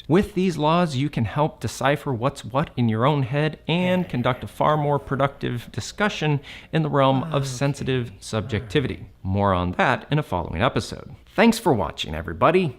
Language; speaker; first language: English; native; English